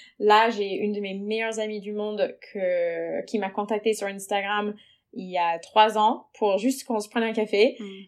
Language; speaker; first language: French; non-native, fluent; English